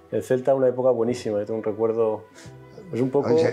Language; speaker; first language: Spanish; early bilingual, other home language; Catalan